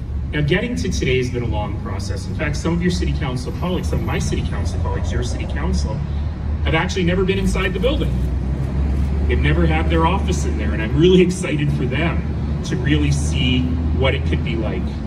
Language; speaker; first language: English; native; English